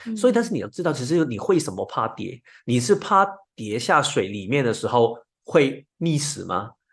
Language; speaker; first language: Chinese; non-native, local second language; Cantonese